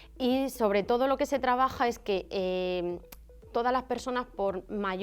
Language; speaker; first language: Spanish; native; Spanish